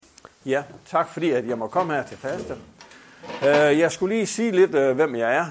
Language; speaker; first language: Danish; native; Danish